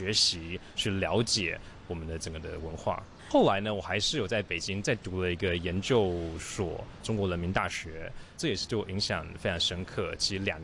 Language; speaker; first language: Chinese; native; Chinese